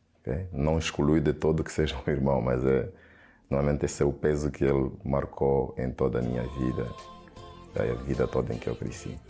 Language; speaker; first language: Portuguese; native; Portuguese